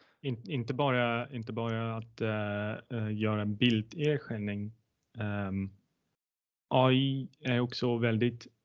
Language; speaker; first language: Swedish; non-native, fluent; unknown